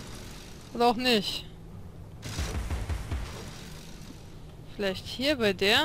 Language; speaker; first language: German; native; German